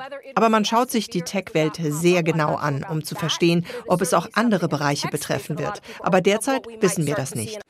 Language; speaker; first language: German; native; German